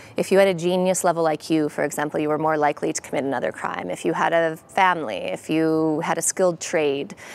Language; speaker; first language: English; native; English